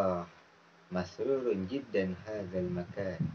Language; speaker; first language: Arabic; non-native, learner; Malay